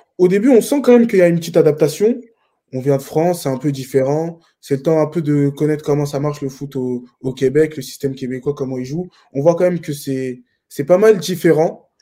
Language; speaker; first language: French; native; French